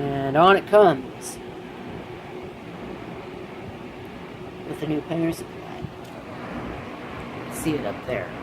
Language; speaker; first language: English; native; English